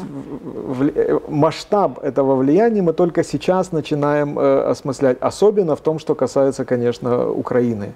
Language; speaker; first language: Russian; native; Russian